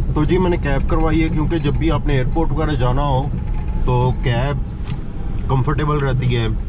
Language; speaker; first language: Urdu; native; Urdu